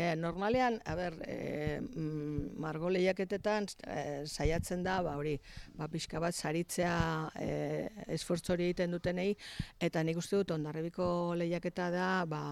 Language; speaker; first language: Basque; native; Basque